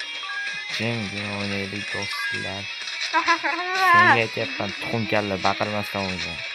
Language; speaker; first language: Turkish; non-native, learner; Uzbek